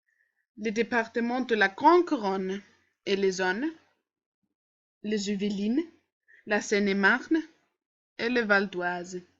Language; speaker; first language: French; non-native, learner; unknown